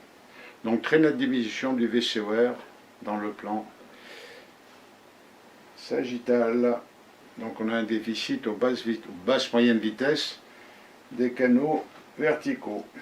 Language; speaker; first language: French; native; French